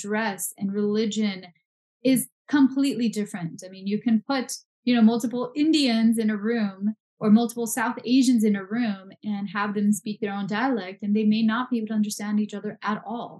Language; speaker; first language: English; non-native, local second language; Punjabi